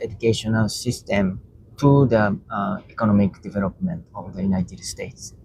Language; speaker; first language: English; non-native, learner; Japanese